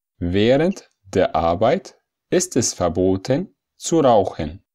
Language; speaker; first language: German; early bilingual, other home language; Italian